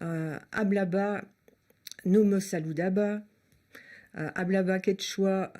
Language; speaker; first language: Spanish; non-native, fluent; French